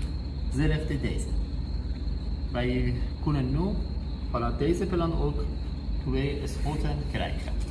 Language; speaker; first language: Dutch; non-native, learner; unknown